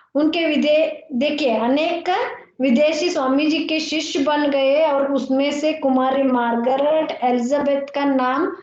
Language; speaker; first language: Hindi; non-native, local second language; Kannada